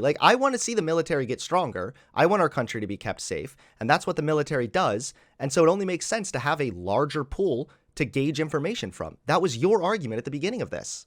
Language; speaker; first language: English; native; English